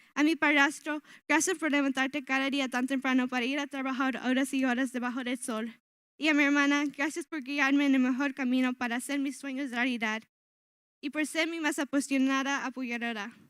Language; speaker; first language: Spanish; early bilingual, other home language; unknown